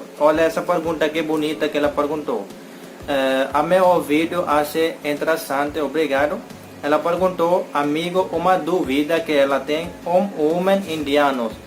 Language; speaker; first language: Portuguese; non-native, learner; Hindi